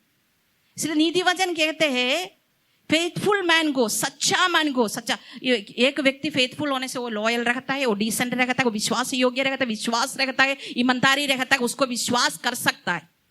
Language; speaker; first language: Hindi; non-native, local second language; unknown